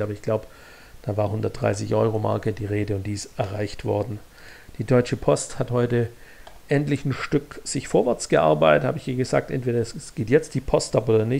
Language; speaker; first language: German; native; German